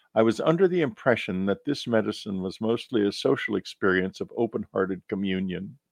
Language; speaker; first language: English; native; English